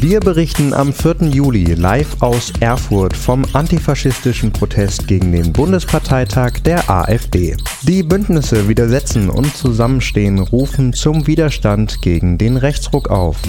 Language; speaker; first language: German; native; German